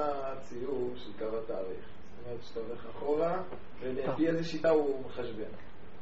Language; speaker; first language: Hebrew; native; Hebrew